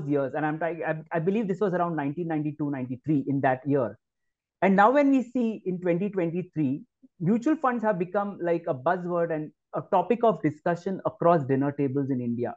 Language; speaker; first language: English; non-native, local second language; Marathi